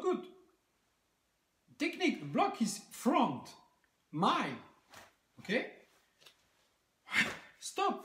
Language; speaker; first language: English; non-native, learner; French